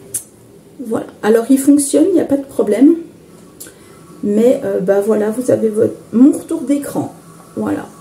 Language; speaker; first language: French; native; French